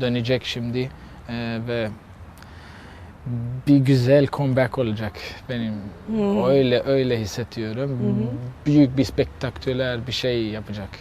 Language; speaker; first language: Turkish; non-native, learner; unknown